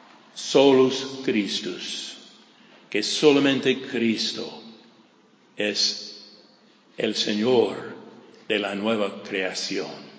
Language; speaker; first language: Spanish; non-native, fluent; English